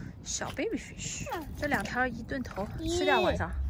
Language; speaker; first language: Chinese; native; Chinese